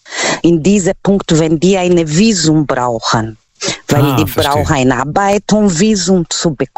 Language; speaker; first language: German; non-native, learner; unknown